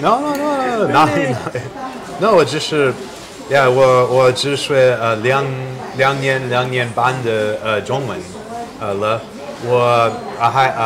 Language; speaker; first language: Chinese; non-native, learner; English